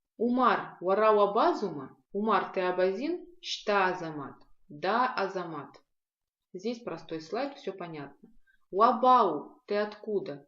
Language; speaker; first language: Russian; non-native, local second language; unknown